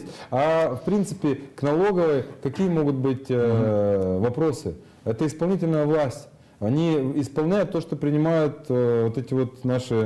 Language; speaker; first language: Russian; native; Russian